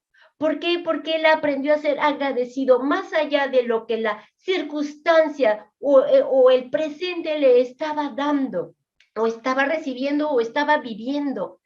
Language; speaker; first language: Spanish; native; Spanish